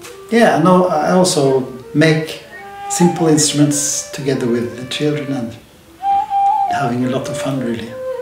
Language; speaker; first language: English; non-native, fluent; Norwegian